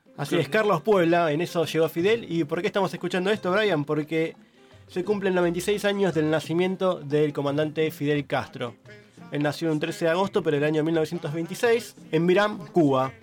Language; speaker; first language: Spanish; native; Spanish